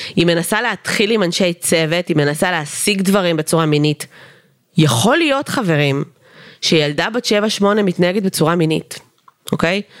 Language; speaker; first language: Hebrew; early bilingual, other home language; Russian